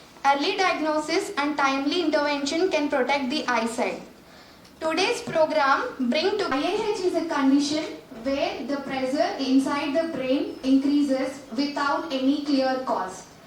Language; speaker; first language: English; non-native, local second language; Telugu